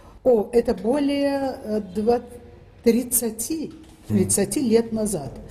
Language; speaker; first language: Russian; native; Russian